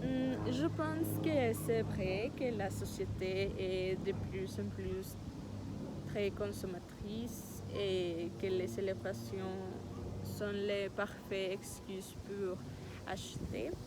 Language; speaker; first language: French; non-native, learner; Spanish